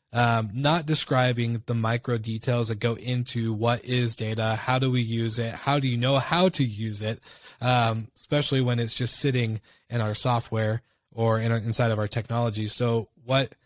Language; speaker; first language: English; native; English